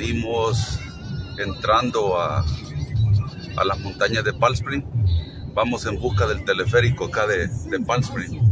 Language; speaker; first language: Spanish; native; Spanish